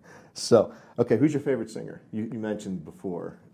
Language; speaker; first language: English; native; English